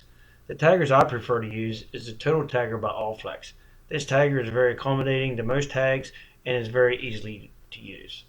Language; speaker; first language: English; native; English